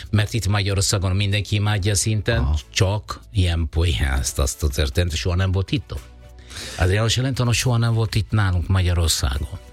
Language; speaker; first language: Hungarian; non-native, fluent; Italian